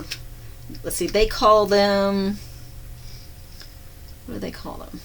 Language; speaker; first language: English; native; English